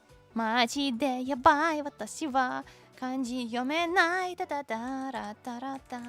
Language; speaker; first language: Japanese; non-native, learner; Russian